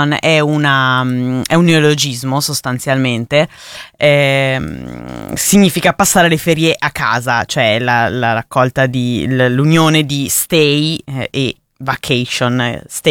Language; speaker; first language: Italian; native; Italian